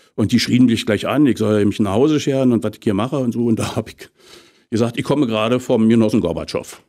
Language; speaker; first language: German; native; German